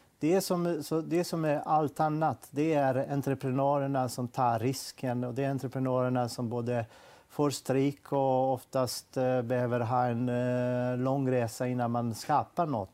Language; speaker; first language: Swedish; non-native, fluent; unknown